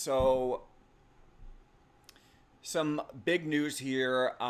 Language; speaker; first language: English; native; English